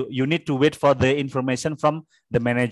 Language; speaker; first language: English; non-native, fluent; Indonesian